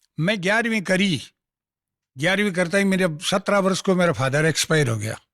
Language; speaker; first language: Hindi; non-native, local second language; Marwari